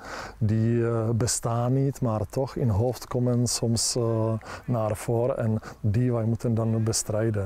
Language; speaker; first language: Dutch; non-native, learner; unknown